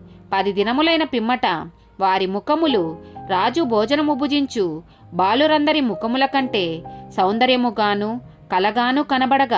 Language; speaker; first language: Telugu; native; Telugu